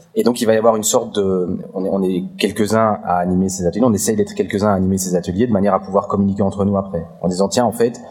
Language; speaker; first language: French; native; French